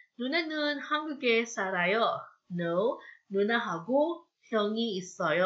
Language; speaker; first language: Korean; non-native, fluent; Filipino